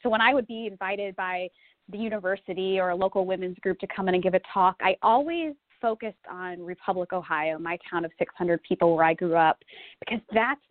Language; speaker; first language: English; native; English